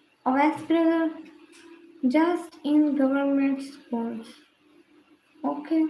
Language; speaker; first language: English; non-native, learner; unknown